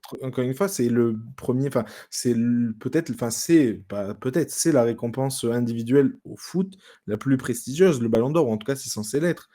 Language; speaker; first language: French; native; French